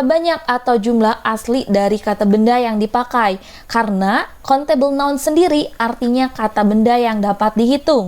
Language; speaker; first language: Indonesian; native; Indonesian